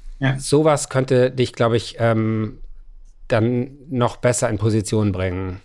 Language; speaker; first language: German; native; German